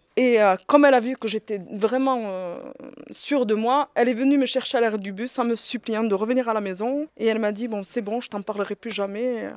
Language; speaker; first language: French; early bilingual, other home language; Riffian